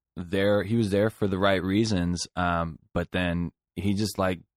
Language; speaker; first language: English; native; English